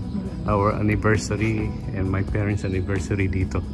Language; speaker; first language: English; non-native, local second language; Filipino